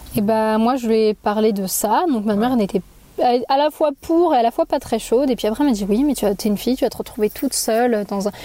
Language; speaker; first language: French; native; French